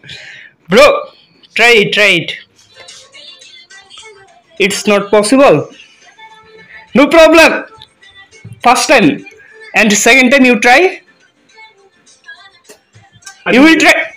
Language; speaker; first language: English; non-native, learner; Bangla